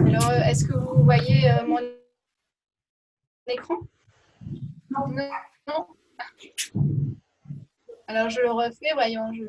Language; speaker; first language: French; native; French